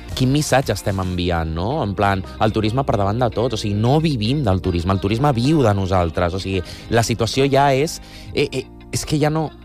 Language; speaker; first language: Catalan; non-native, local second language; Spanish